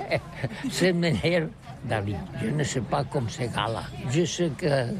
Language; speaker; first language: French; non-native, learner; Catalan